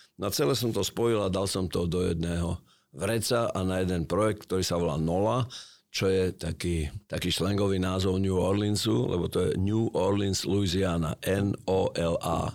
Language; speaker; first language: Slovak; native; Slovak